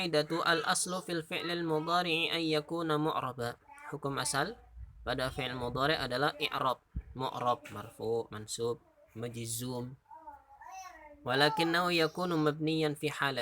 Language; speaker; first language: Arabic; non-native, fluent; Indonesian